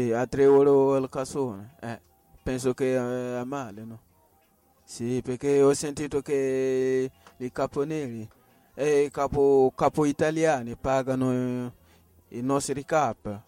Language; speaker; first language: Italian; non-native, learner; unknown